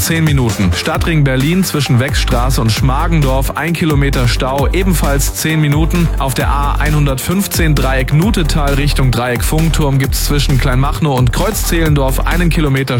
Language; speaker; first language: German; native; German